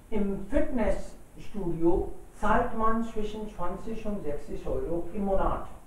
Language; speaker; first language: German; non-native, fluent; Hindi